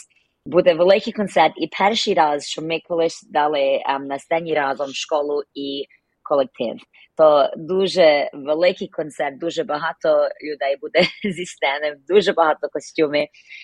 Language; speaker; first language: Ukrainian; early bilingual, heritage; Ukrainian